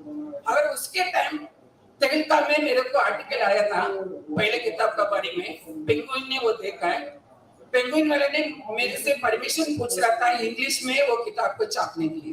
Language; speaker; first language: Hindi; non-native, local second language; Tamil